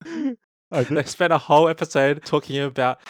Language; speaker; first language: English; native; English